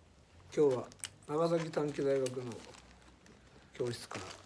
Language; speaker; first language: Japanese; native; Japanese